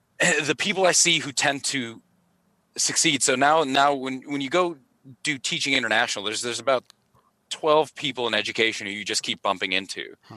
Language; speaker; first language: English; native; English